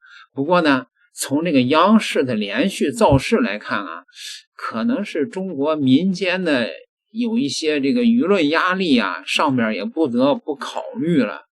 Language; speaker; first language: Chinese; native; Chinese